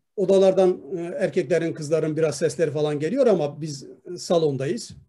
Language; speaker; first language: Turkish; non-native, local second language; Kurdish